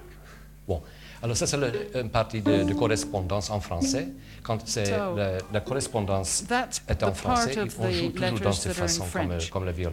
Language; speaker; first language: French; non-native, fluent; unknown